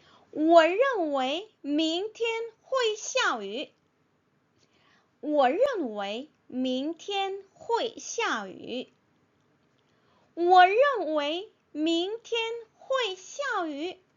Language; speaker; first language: Chinese; non-native, fluent; Korean